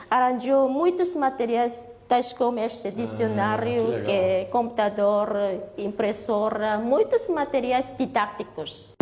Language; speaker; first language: Portuguese; non-native, fluent; Korean